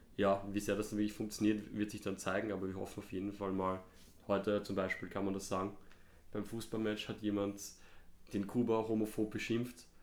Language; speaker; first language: German; native; German